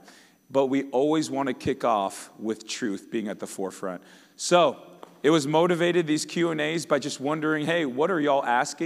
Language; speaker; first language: English; native; English